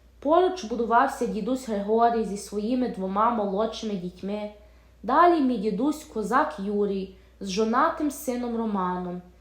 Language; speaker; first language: Ukrainian; early bilingual, heritage; Ukrainian